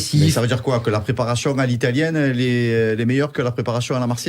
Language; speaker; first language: French; native; French